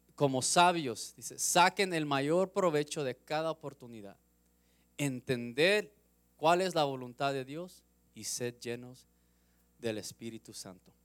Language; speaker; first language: Spanish; early bilingual, heritage; Spanish